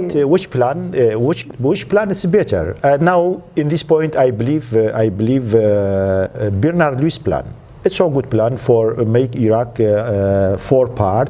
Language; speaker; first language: English; non-native, learner; Central Kurdish